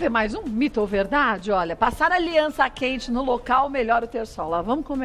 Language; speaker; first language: Portuguese; native; Portuguese